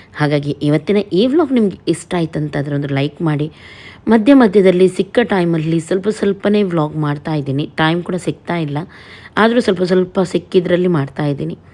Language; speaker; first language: Kannada; native; Kannada